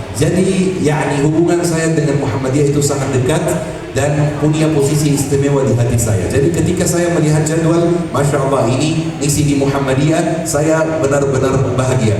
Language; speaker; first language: Indonesian; non-native, fluent; Arabic